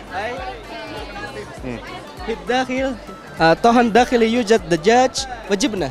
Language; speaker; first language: Arabic; non-native, learner; Indonesian